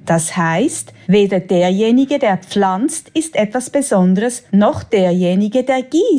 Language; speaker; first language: German; native; German